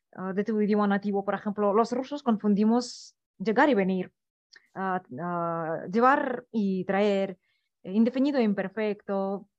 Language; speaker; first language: Spanish; non-native, fluent; Russian